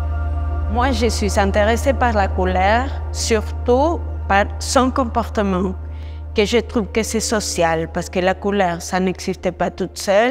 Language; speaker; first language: French; non-native, fluent; Spanish